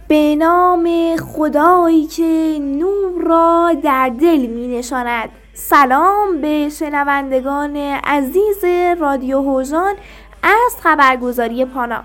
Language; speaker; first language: Persian; native; Persian